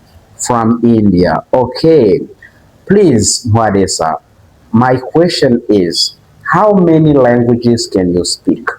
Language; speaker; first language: English; non-native, fluent; French